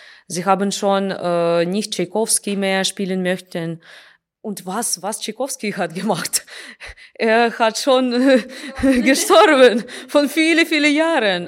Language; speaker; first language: German; non-native, learner; Russian